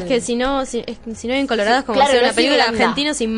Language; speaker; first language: Spanish; native; Spanish